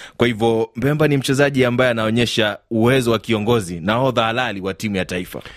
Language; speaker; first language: Swahili; native; Swahili